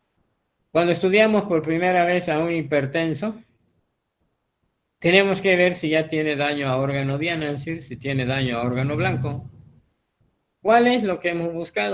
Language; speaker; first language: Spanish; native; Spanish